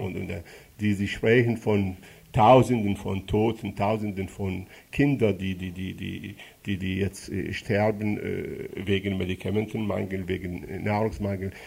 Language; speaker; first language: German; non-native, fluent; Arabic